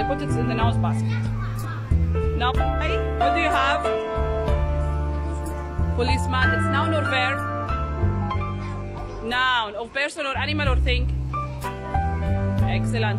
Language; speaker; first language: English; non-native, learner; Arabic